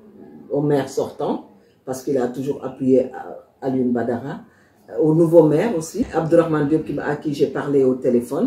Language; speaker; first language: French; non-native, local second language; Wolof